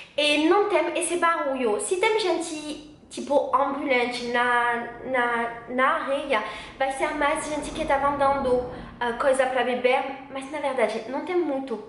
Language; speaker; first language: Portuguese; non-native, learner; French